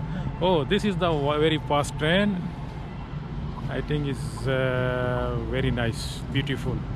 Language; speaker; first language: English; non-native, learner; Urdu